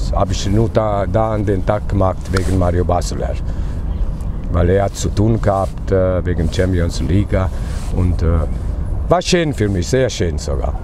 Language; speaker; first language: German; non-native, fluent; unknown